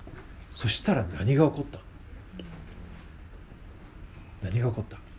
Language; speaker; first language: Japanese; native; Japanese